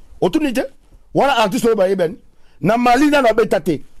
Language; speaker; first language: French; non-native, local second language; Lingala